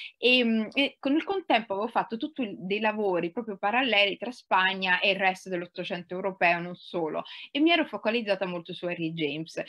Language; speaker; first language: Italian; early bilingual, other home language; Somali